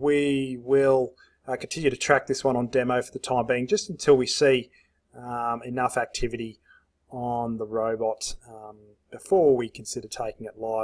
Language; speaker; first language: English; native; English